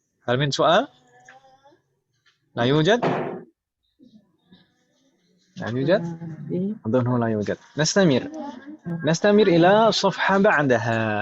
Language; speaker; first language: Arabic; non-native, fluent; Indonesian